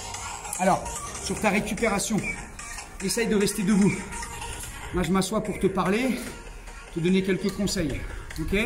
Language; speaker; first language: French; native; French